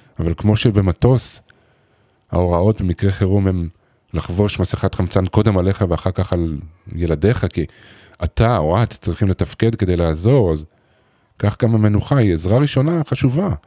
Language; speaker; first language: Hebrew; native; Hebrew